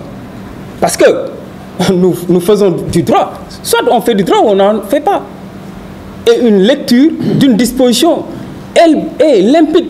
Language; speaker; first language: French; non-native, local second language; Wolof